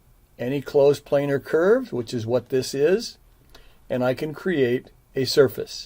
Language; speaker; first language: English; native; English